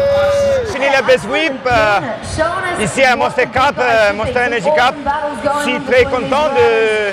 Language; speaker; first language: French; non-native, learner; Spanish